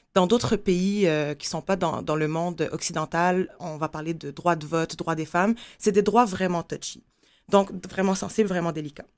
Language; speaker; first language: French; non-native, local second language; Arabic